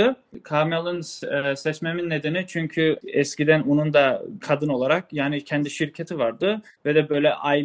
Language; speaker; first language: Turkish; early bilingual, other home language; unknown